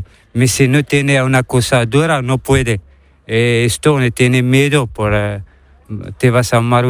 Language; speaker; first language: Spanish; non-native, learner; Arabic